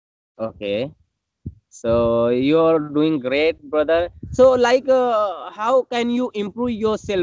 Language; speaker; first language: English; non-native, learner; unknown